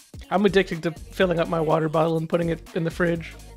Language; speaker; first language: English; native; English